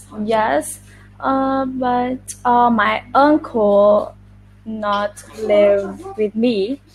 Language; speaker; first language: English; non-native, learner; Vietnamese